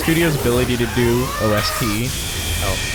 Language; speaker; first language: English; native; English